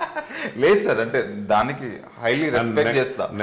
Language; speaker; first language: Telugu; native; Telugu